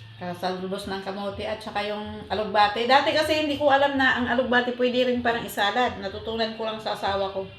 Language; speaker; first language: Filipino; non-native, local second language; Cebuano